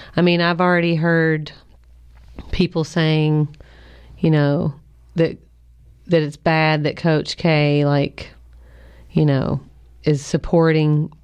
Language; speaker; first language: English; native; English